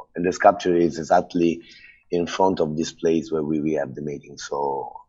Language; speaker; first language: English; non-native, fluent; Italian